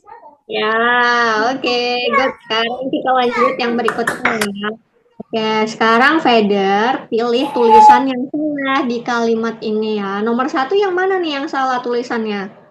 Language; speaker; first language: Indonesian; native; Indonesian